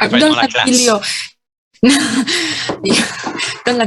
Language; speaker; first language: French; non-native, learner; Vietnamese